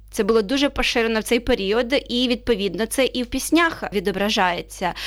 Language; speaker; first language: Ukrainian; native; Ukrainian